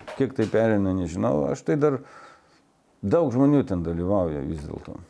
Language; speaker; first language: Lithuanian; non-native, local second language; Russian